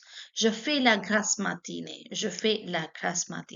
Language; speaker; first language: French; non-native, fluent; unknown